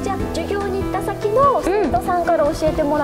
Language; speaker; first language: Japanese; native; Japanese